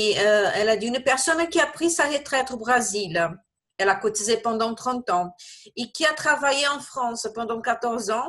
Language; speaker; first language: French; non-native, fluent; Portuguese